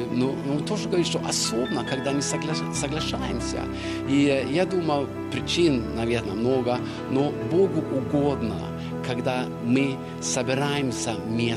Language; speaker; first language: Russian; non-native, fluent; Norwegian